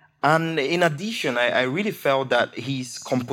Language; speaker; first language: English; non-native, local second language; Igbo